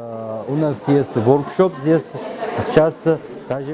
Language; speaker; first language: Russian; non-native, fluent; Georgian